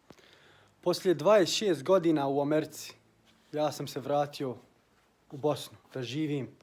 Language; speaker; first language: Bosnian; early bilingual, heritage; Bosnian